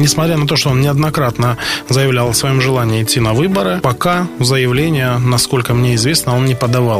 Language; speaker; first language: Russian; native; Russian